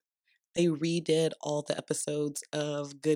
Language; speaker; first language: English; native; English